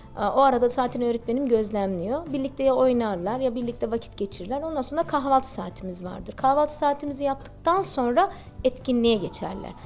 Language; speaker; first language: Turkish; early bilingual, heritage; Turkish